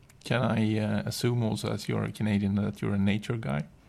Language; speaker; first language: English; non-native, fluent; Swedish